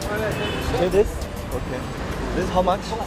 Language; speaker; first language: English; non-native, learner; Chinese